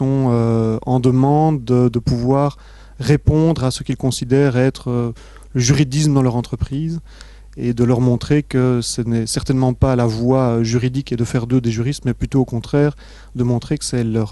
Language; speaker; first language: French; native; French